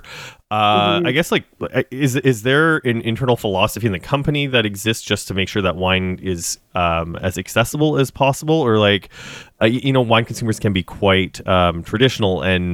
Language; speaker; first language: English; native; English